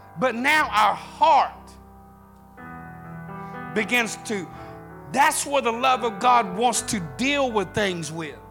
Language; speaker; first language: English; native; English